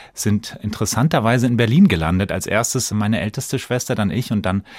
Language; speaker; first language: German; native; German